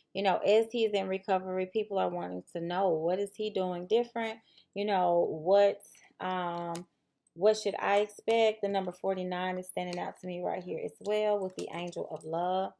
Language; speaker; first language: English; native; English